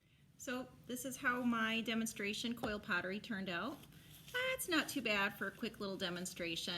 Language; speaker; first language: English; native; English